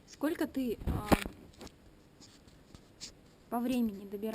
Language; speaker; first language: Russian; native; Russian